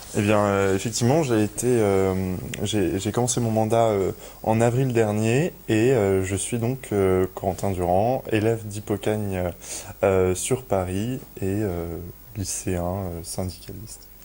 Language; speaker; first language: French; native; French